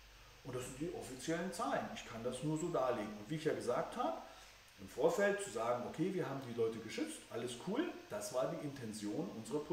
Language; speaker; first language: German; native; German